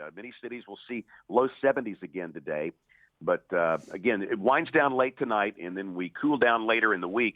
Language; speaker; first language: English; native; English